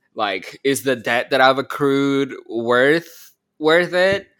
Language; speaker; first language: English; early bilingual, other home language; Spanish